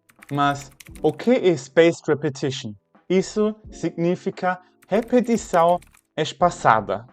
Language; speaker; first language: Portuguese; non-native, fluent; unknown